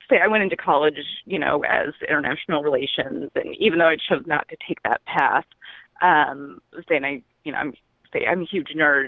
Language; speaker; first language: English; native; English